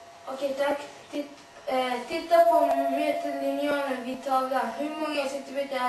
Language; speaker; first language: Swedish; early bilingual, other home language; Somali